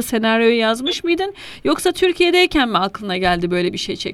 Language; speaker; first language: Turkish; native; Turkish